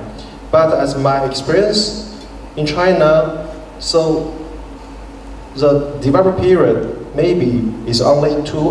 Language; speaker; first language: English; non-native, fluent; Chinese